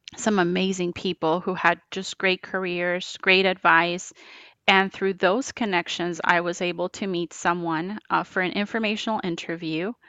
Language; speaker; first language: English; non-native, fluent; Spanish